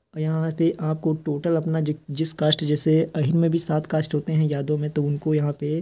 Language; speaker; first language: Hindi; native; Hindi